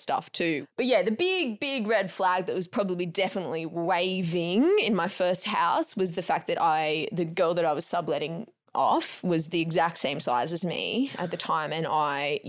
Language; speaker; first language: English; native; English